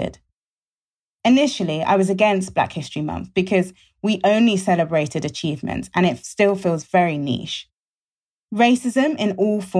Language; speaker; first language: English; native; English